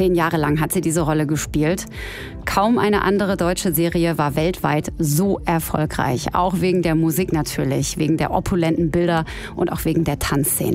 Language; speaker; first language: German; native; German